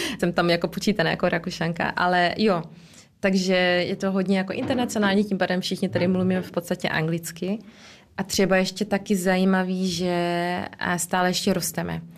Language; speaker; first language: Czech; early bilingual, heritage; Czech